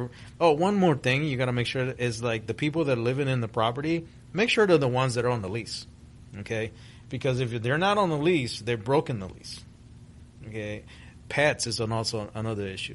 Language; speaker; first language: English; early bilingual, other home language; Spanish